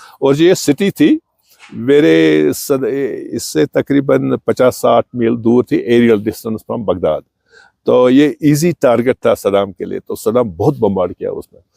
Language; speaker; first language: Urdu; non-native, local second language; Kashmiri